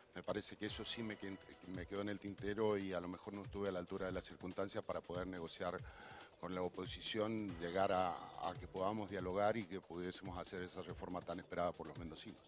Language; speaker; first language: Spanish; native; Spanish